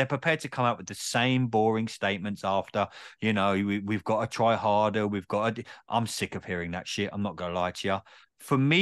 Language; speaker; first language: English; native; English